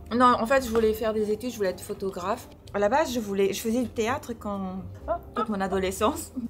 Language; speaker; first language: French; early bilingual, other home language; Portuguese